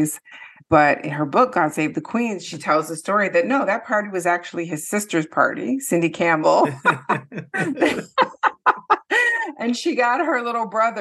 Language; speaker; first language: English; native; English